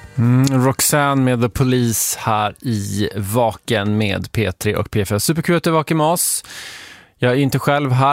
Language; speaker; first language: Swedish; native; Swedish